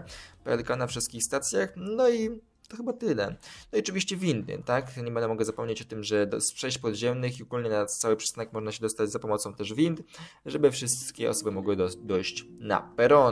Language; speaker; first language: Polish; native; Polish